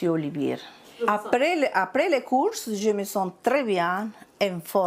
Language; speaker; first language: French; non-native, learner; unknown